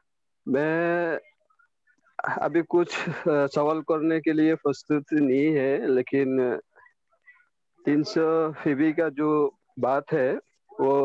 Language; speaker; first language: Hindi; non-native, learner; Bangla